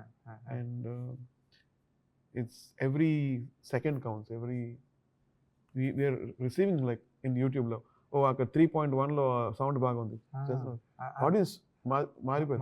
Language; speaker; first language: Telugu; non-native, learner; Tamil